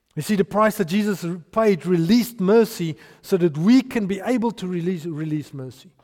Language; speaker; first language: English; non-native, local second language; Afrikaans